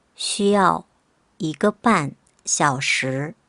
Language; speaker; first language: Chinese; non-native, fluent; Korean